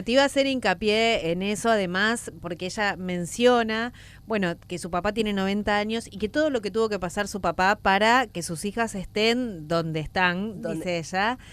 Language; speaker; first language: Spanish; native; Spanish